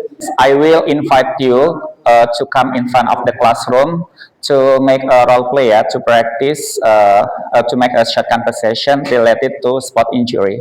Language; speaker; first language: English; non-native, fluent; Indonesian